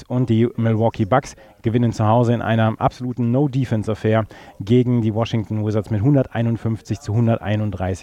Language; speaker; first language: German; native; German